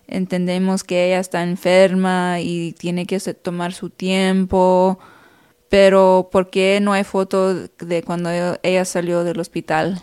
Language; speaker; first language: Spanish; early bilingual, heritage; Spanish